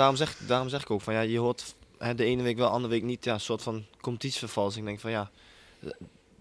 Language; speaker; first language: Dutch; native; Dutch